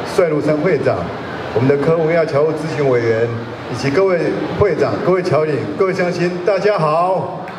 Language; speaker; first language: Chinese; native; Chinese